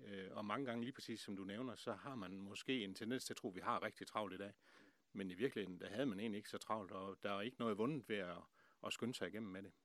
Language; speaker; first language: Danish; native; Danish